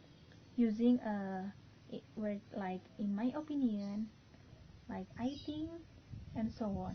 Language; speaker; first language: English; non-native, learner; Indonesian